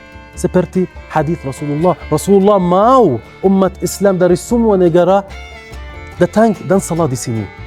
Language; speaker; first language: Indonesian; non-native, learner; Arabic